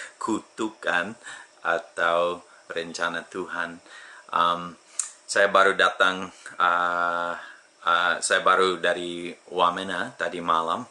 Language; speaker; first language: Indonesian; non-native, fluent; English